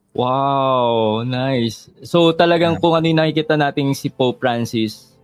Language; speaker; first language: Filipino; native; Filipino